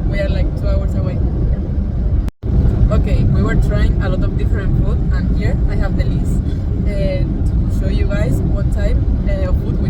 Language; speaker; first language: English; non-native, fluent; Spanish